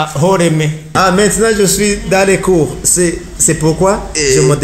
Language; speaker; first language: French; non-native, learner; Rundi